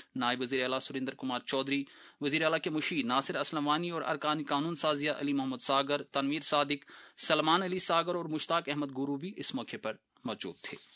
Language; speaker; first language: Urdu; non-native, local second language; Kashmiri